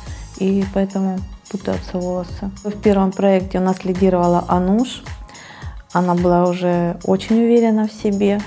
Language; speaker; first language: Russian; native; Russian